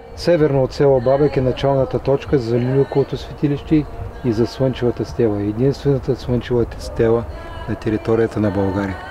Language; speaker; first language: Bulgarian; native; Bulgarian